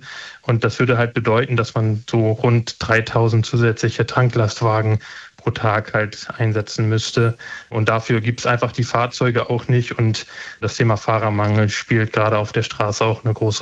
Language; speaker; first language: German; native; German